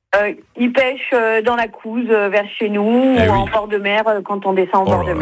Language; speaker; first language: French; native; French